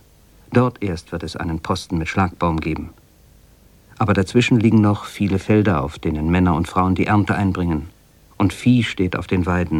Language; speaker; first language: German; native; German